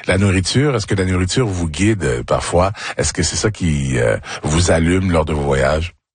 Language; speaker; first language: French; native; French